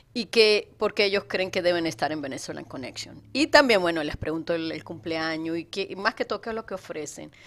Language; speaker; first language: Spanish; native; Spanish